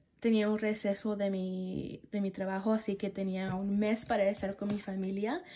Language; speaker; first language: Spanish; early bilingual, heritage; Spanish